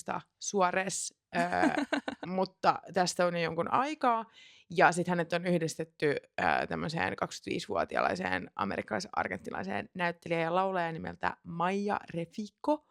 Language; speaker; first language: Finnish; native; Finnish